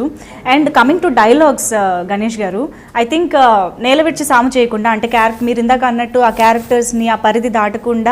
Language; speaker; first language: Telugu; native; Telugu